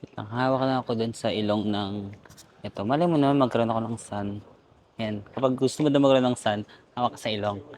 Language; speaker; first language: Filipino; non-native, local second language; Cebuano